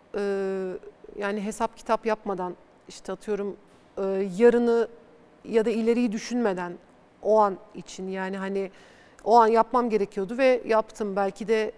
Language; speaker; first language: Turkish; early bilingual, other home language; Bulgarian